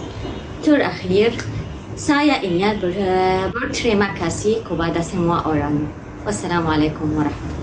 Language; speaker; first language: Indonesian; non-native, learner; Arabic